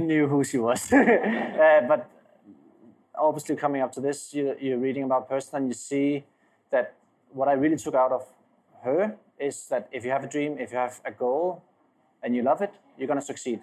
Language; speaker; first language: English; non-native, fluent; Danish